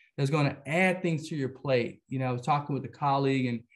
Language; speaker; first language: English; native; English